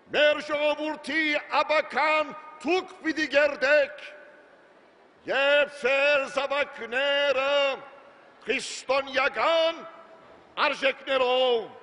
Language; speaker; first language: Armenian; native; Armenian